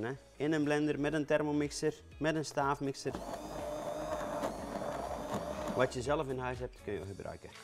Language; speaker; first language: Dutch; native; Dutch